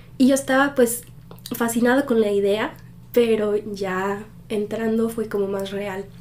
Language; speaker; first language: Spanish; early bilingual, heritage; Spanish